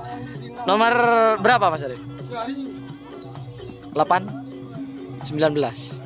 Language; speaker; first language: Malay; non-native, local second language; Madurese